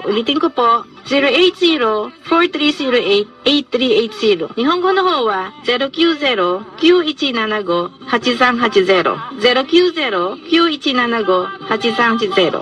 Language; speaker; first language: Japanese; non-native, fluent; Filipino